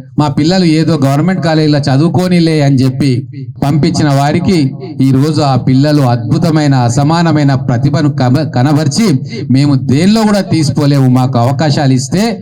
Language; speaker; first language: Telugu; native; Telugu